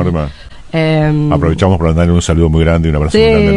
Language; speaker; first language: Spanish; native; Spanish